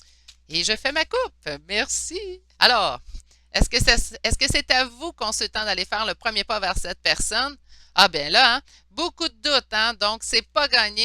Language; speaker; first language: French; native; French